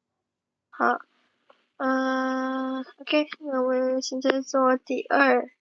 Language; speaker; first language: Chinese; non-native, fluent; Indonesian